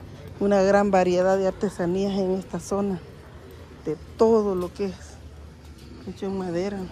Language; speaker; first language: Spanish; native; Spanish